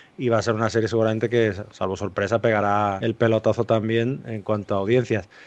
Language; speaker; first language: Spanish; native; Spanish